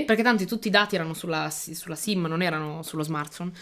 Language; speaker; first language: Italian; early bilingual, other home language; Albanian